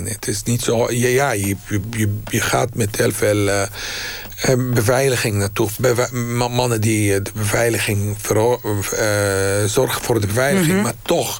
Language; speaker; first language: Dutch; non-native, fluent; Arabic